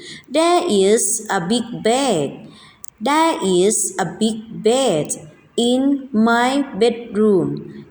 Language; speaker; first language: English; non-native, fluent; Thai